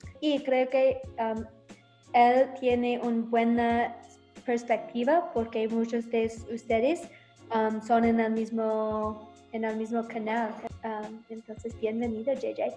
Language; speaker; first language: Spanish; non-native, learner; English